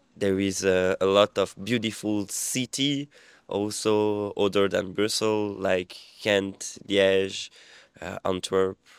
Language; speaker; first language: English; non-native, fluent; French